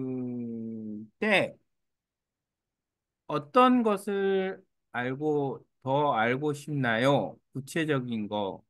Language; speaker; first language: Korean; native; Korean